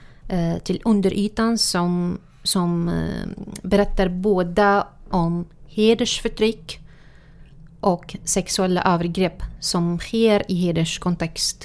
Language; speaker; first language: Swedish; non-native, fluent; Arabic